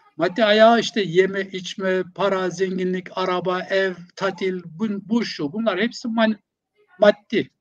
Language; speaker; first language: Turkish; non-native, local second language; Zaza